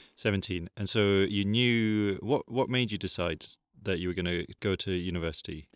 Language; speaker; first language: English; native; English